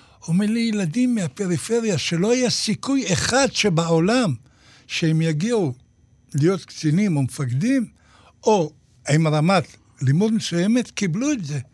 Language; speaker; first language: Hebrew; native; Hebrew